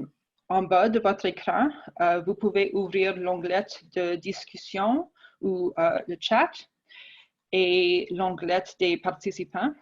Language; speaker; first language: French; non-native, fluent; English